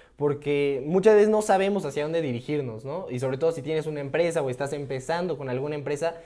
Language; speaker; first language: Spanish; native; Spanish